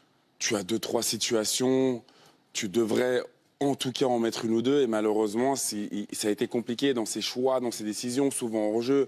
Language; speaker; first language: French; native; French